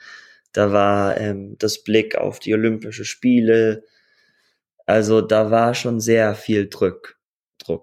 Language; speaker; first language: German; early bilingual, heritage; German